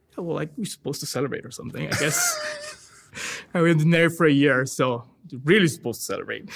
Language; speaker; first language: English; non-native, fluent; Spanish